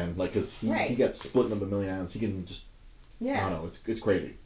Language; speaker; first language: English; native; English